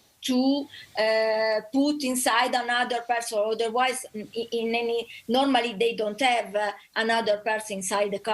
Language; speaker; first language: English; non-native, learner; Italian